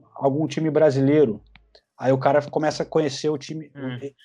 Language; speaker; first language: Portuguese; early bilingual, other home language; English